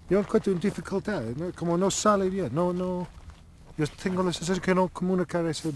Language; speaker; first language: Spanish; non-native, learner; English